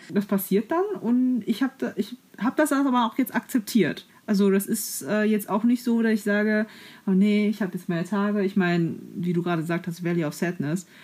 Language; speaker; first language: German; native; German